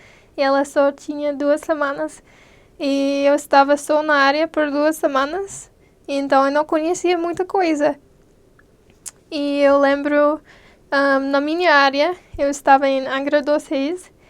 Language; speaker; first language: Portuguese; non-native, fluent; English